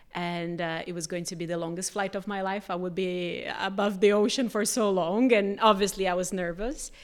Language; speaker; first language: English; non-native, fluent; Portuguese